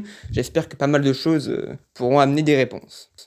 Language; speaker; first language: French; native; French